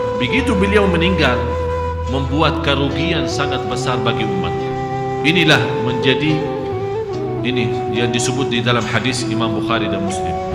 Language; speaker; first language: Malay; non-native, fluent; Arabic